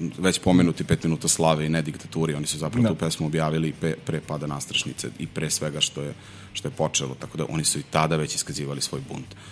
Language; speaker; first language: Serbian; native; Serbian